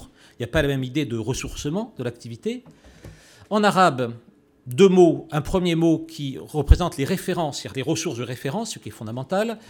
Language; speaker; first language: French; native; French